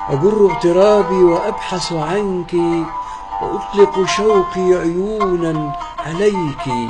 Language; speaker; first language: Arabic; native; Arabic